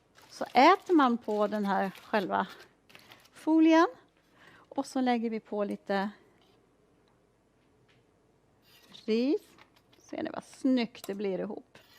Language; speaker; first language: Swedish; native; Swedish